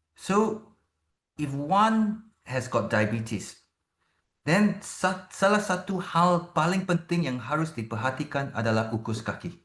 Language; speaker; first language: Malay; non-native, local second language; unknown